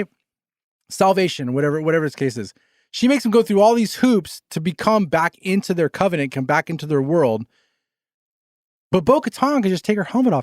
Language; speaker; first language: English; native; English